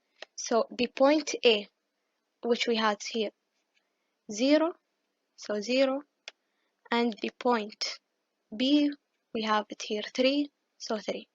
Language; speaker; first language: English; non-native, fluent; Arabic